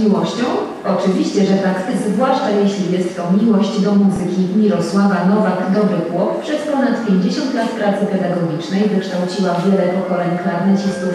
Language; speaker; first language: Polish; native; Polish